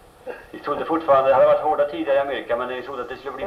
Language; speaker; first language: Swedish; native; Swedish